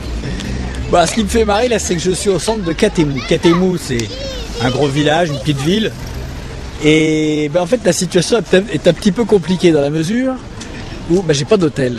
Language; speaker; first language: French; native; French